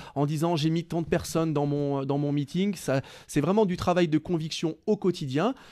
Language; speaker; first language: French; native; French